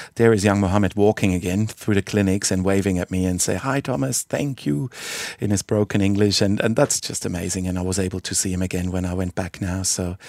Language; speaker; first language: English; non-native, fluent; Swiss German